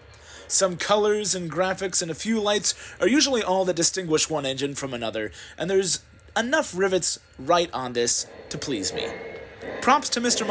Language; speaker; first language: English; native; English